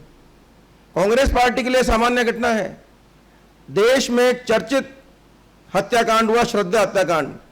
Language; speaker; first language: Hindi; native; Hindi